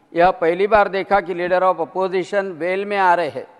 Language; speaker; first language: Hindi; non-native, local second language; Marathi